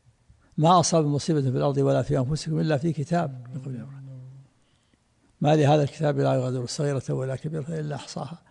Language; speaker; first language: Arabic; native; Arabic